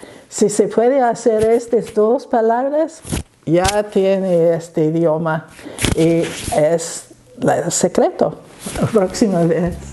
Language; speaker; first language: Spanish; non-native, learner; English